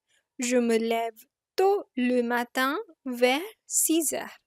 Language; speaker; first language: French; non-native, fluent; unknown